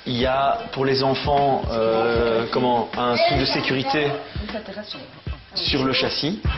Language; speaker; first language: French; native; French